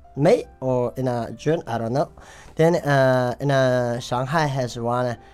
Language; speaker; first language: English; non-native, learner; Tibetan